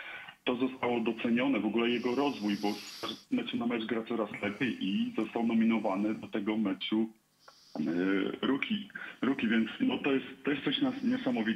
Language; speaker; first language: Polish; native; Polish